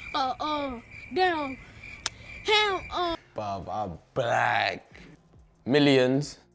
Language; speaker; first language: English; native; English